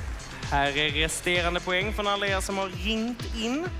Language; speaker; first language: Swedish; native; Swedish